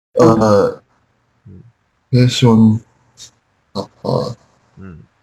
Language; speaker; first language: Korean; non-native, learner; Chinese